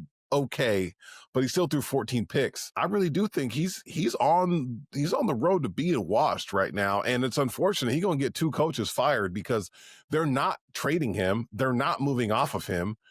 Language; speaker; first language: English; native; English